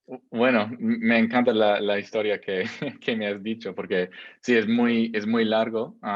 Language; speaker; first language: Spanish; non-native, fluent; English